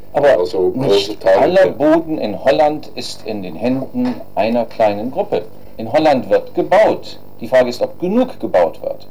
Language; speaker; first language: German; native; German